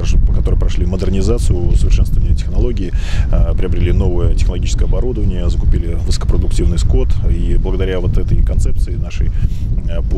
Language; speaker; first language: Russian; native; Russian